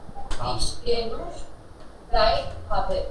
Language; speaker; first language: German; non-native, learner; Hindi